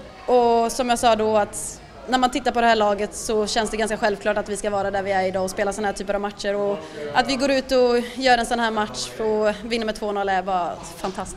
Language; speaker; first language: Swedish; native; Swedish